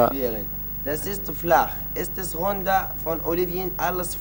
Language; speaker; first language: German; non-native, learner; Arabic